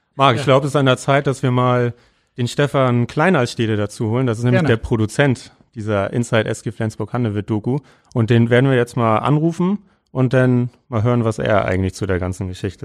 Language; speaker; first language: German; native; German